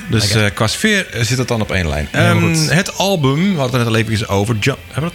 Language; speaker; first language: Dutch; native; Dutch